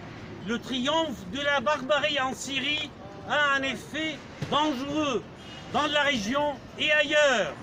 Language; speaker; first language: French; non-native, fluent; Arabic